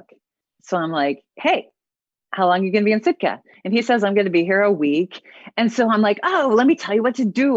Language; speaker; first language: English; native; English